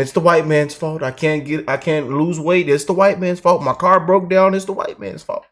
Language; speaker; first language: English; native; English